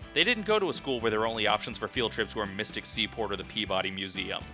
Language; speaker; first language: English; native; English